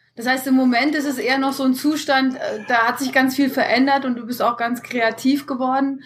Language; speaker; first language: German; native; German